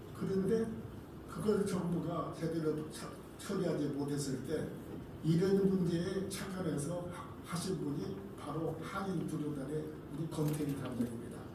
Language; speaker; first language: Korean; native; Korean